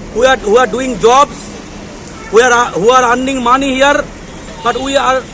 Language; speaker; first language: English; non-native, local second language; Bangla